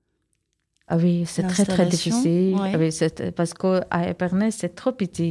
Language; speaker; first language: French; non-native, learner; Armenian